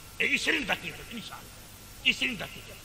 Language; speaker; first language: Arabic; non-native, learner; Urdu